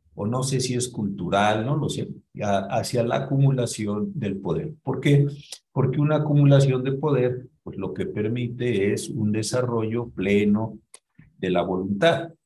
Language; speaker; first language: Spanish; native; Spanish